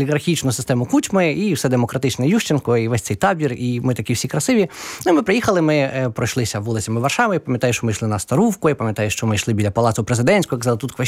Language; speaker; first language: Ukrainian; native; Ukrainian